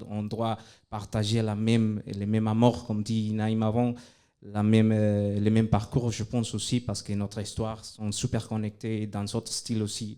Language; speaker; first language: French; non-native, fluent; Spanish